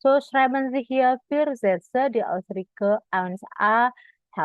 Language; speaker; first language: German; non-native, fluent; Indonesian